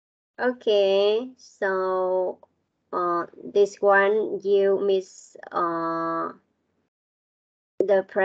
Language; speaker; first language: English; non-native, learner; Vietnamese